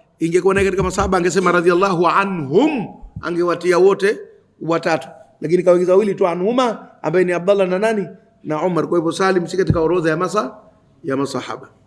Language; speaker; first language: Swahili; native; Swahili